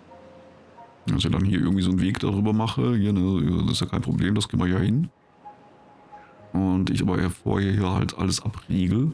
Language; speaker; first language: German; native; German